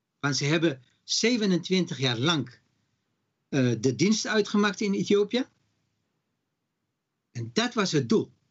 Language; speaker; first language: Dutch; non-native, fluent; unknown